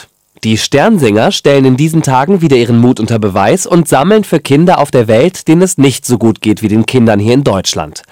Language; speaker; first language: German; native; German